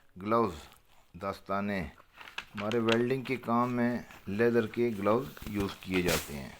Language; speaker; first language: Urdu; native; Urdu